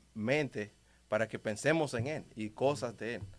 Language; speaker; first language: Spanish; native; Spanish